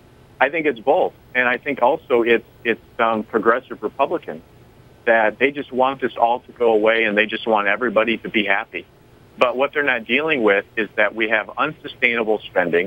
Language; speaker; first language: English; native; English